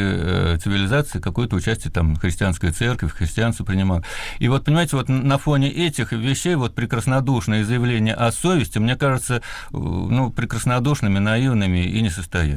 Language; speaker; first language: Russian; native; Russian